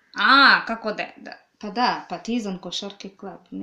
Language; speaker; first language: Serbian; non-native, learner; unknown